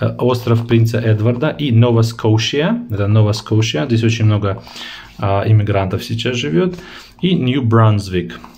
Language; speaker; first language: Russian; native; Russian